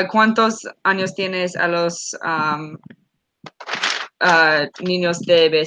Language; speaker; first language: Spanish; non-native, learner; English